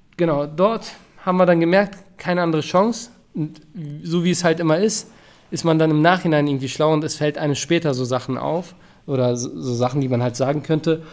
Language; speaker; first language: German; early bilingual, other home language; Turkish